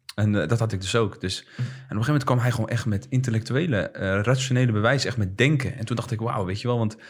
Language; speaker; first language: Dutch; native; Dutch